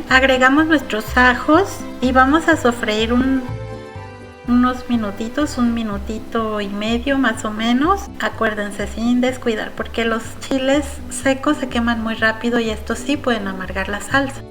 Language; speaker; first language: Spanish; native; Spanish